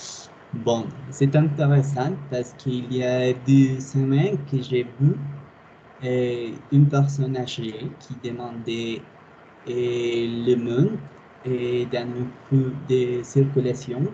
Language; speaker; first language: French; non-native, learner; Spanish